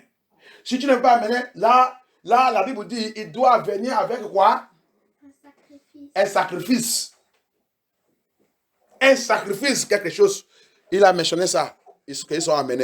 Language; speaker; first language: French; non-native, learner; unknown